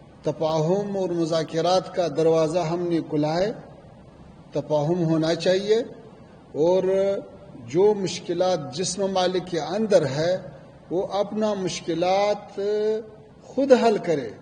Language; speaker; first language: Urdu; non-native, fluent; Pashto